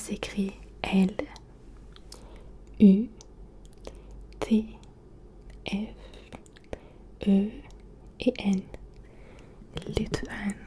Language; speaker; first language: French; early bilingual, other home language; Turkish